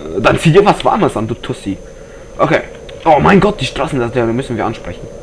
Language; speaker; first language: German; early bilingual, other home language; Polish